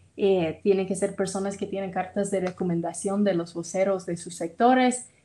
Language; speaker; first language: Spanish; non-native, fluent; English